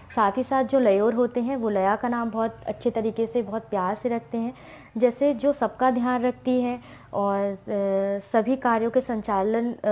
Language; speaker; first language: Hindi; native; Hindi